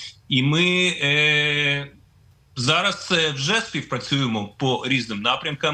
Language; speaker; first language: Ukrainian; non-native, fluent; Russian